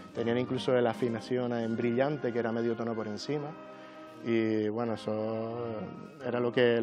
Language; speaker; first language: Spanish; native; Spanish